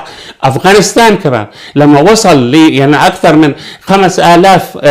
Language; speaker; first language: Arabic; native; Arabic